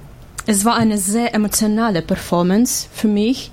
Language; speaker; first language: German; non-native, learner; Ukrainian